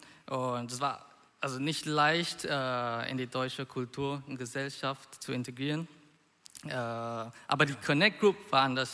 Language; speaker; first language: German; non-native, fluent; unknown